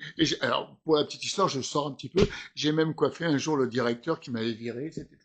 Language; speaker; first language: French; native; French